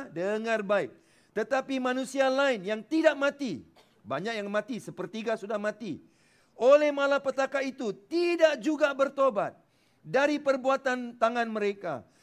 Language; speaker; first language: Malay; non-native, local second language; Tamil